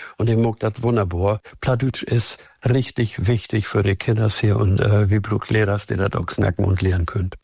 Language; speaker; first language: German; native; German